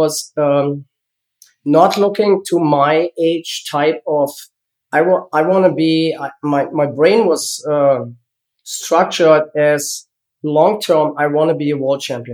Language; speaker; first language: English; non-native, learner; German